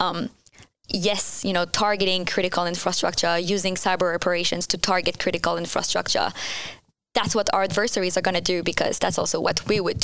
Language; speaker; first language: English; non-native, fluent; French